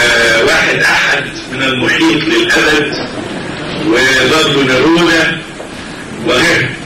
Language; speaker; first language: Arabic; native; Arabic